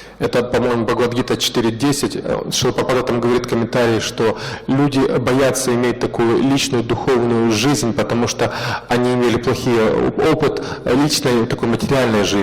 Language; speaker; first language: Russian; native; Russian